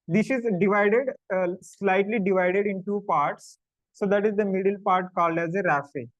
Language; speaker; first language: English; non-native, local second language; Telugu